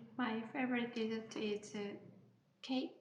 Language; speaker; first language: English; non-native, learner; Korean